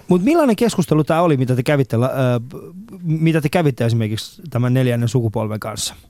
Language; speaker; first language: Finnish; early bilingual, other home language; Persian